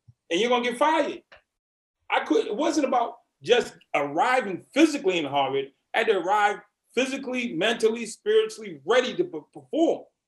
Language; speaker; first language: English; native; English